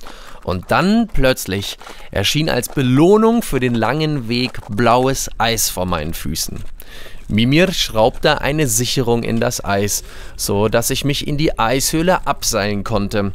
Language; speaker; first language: German; native; German